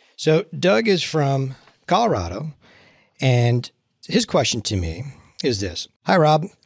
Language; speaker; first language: English; native; English